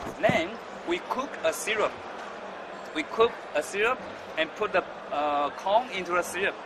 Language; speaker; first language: English; non-native, learner; Chinese